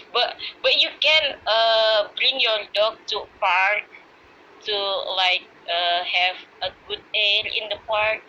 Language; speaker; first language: English; non-native, learner; Indonesian